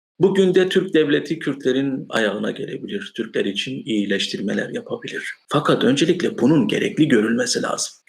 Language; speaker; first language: Turkish; non-native, local second language; Kurdish